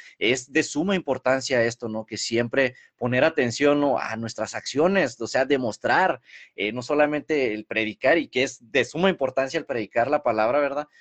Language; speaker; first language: Spanish; early bilingual, heritage; Spanish